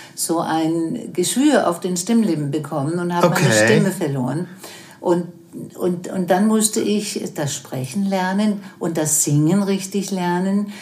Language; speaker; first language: German; non-native, fluent; Danish